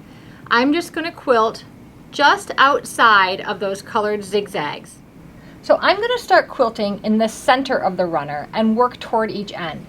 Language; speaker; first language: English; native; English